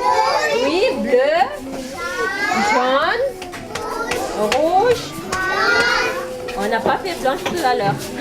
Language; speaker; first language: French; non-native, local second language; Malagasy